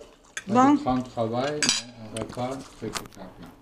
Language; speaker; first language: French; non-native, learner; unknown